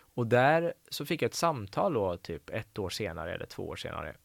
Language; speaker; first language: Swedish; early bilingual, other home language; Persian